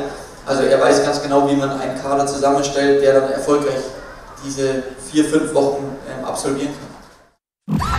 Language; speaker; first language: German; native; German